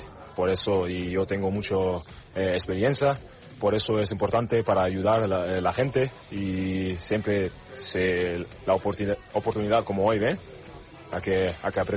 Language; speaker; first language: Spanish; non-native, learner; German